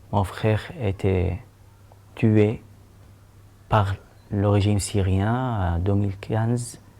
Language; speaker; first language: French; non-native, learner; Arabic